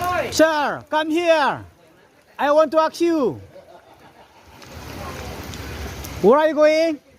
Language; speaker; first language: English; non-native, learner; Indonesian